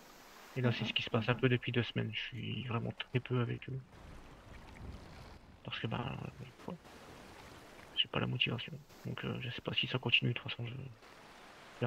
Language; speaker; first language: French; native; French